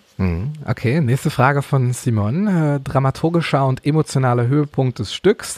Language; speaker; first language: German; native; German